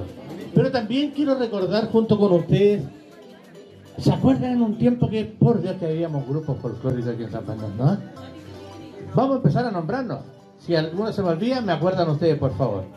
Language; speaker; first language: Spanish; native; Spanish